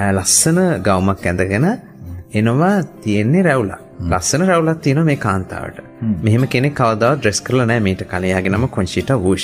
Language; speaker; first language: Sinhala; non-native, local second language; Tamil